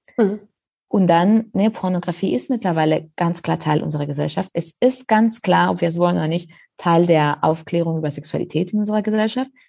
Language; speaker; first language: German; non-native, fluent; Spanish